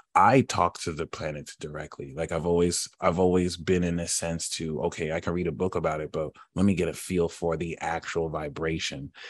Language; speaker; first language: English; early bilingual, other home language; Yoruba